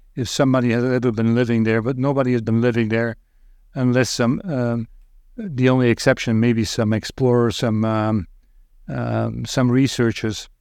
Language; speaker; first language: English; non-native, fluent; Dutch